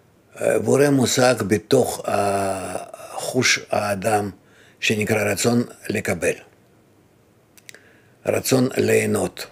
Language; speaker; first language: Hebrew; non-native, fluent; Russian